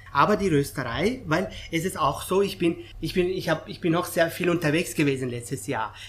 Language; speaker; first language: German; non-native, fluent; Persian